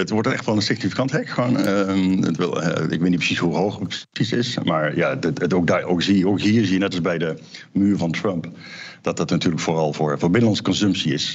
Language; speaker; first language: Dutch; native; Dutch